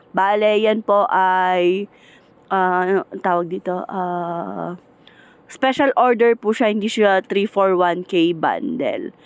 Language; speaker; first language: Filipino; native; Filipino